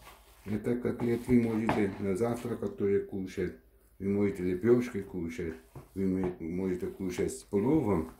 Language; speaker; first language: Russian; non-native, learner; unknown